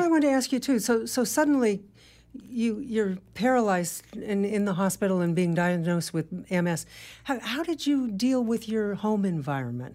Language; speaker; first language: English; native; English